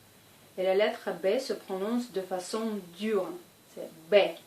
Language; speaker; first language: French; non-native, fluent; Russian